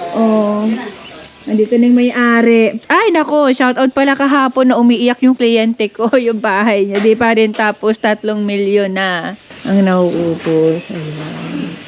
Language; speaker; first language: Filipino; native; Filipino